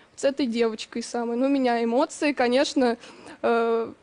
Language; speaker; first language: Russian; native; Russian